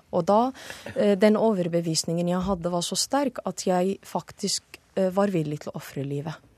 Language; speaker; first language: Norwegian; non-native, fluent; Arabic